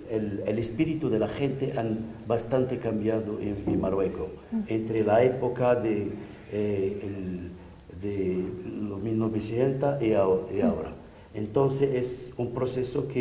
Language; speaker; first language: Spanish; non-native, fluent; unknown